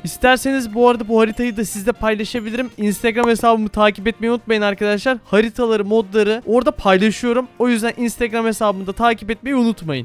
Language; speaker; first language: Turkish; native; Turkish